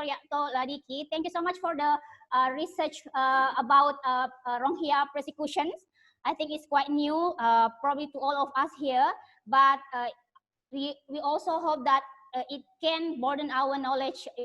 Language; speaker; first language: English; non-native, learner; Indonesian